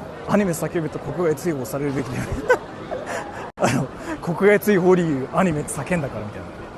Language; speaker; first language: Japanese; native; Japanese